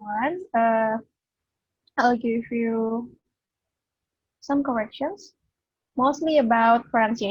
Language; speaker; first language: English; non-native, fluent; Indonesian